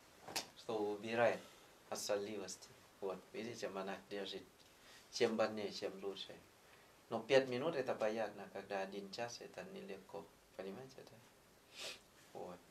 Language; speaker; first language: Russian; non-native, learner; Thai